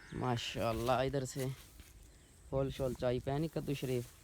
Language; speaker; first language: Urdu; non-native, local second language; Saraiki